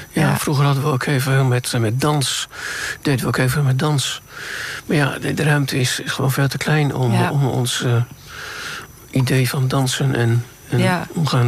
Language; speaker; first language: Dutch; native; Dutch